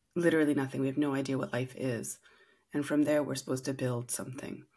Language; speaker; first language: English; native; English